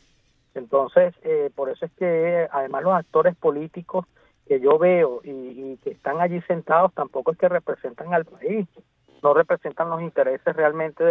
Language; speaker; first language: Spanish; native; Spanish